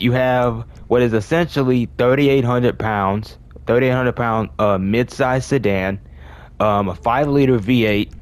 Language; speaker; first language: English; native; English